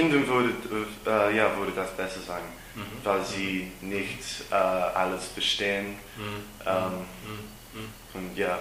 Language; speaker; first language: German; non-native, learner; English